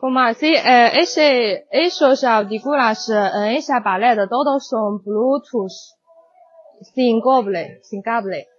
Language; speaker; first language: Spanish; non-native, learner; Chinese